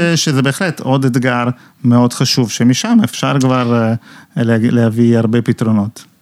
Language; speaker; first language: Hebrew; non-native, fluent; Italian